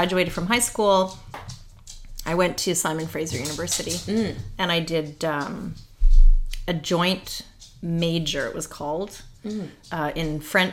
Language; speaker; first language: English; native; English